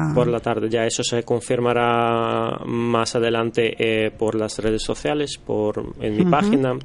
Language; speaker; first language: Spanish; non-native, fluent; Russian